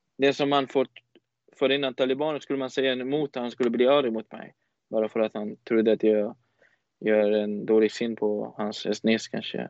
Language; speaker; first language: Swedish; non-native, fluent; Persian